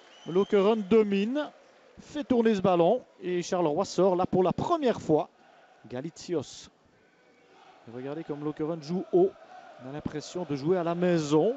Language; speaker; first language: French; native; French